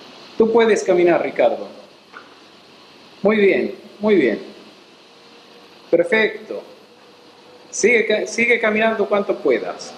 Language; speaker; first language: Spanish; native; Spanish